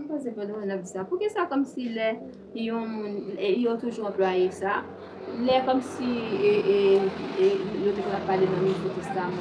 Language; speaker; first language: French; non-native, local second language; Haitian Creole